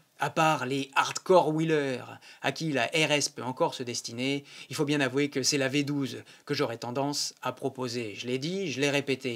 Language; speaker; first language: French; native; French